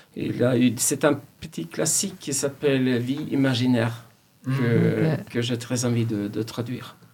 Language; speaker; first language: French; non-native, fluent; Norwegian